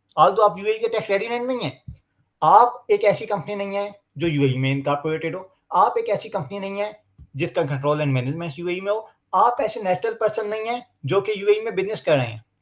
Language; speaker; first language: Urdu; native; Urdu